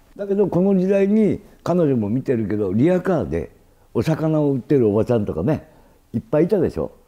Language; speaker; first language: Japanese; native; Japanese